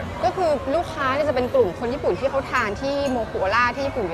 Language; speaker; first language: Thai; native; Thai